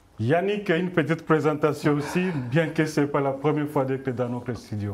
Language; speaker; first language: French; non-native, local second language; Swahili